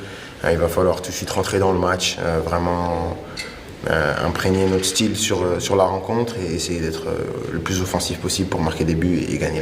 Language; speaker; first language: French; native; French